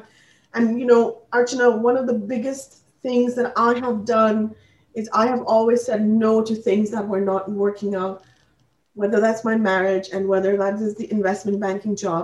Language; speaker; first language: English; non-native, local second language; Punjabi